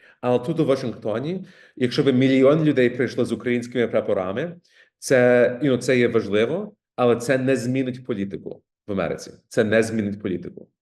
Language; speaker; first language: Ukrainian; early bilingual, heritage; Ukrainian